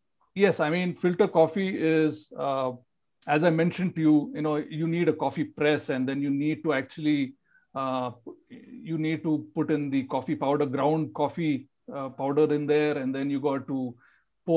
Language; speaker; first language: English; non-native, local second language; Kannada